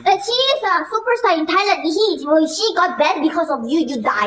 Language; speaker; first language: English; non-native, learner; Korean